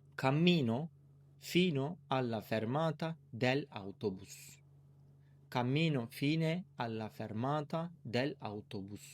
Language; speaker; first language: Italian; non-native, learner; Turkish